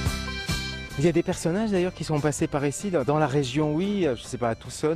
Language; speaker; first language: French; native; French